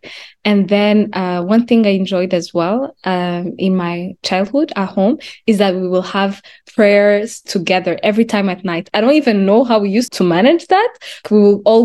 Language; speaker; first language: English; non-native, local second language; Kinyarwanda